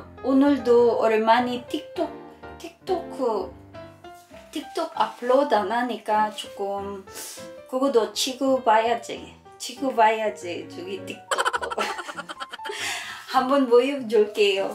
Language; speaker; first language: Korean; non-native, learner; Cebuano